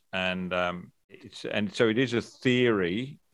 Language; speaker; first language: English; native; English